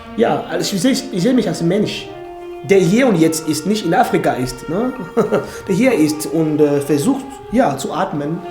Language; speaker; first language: German; non-native, fluent; French